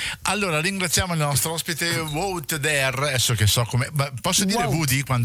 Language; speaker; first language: Italian; native; Italian